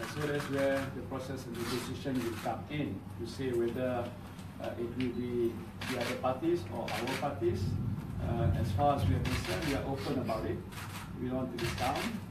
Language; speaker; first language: English; non-native, local second language; Malay